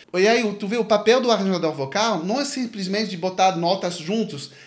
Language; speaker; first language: Portuguese; non-native, fluent; French